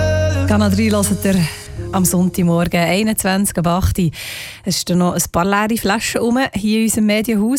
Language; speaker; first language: German; native; German